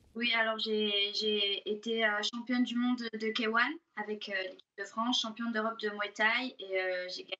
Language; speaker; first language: French; native; French